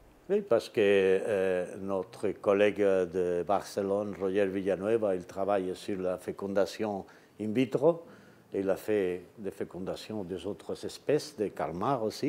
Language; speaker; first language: French; non-native, fluent; Spanish